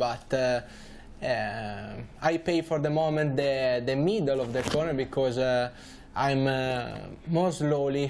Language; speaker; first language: English; non-native, learner; Italian